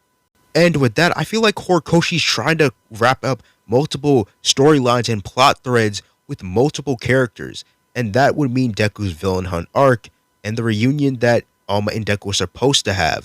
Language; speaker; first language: English; native; English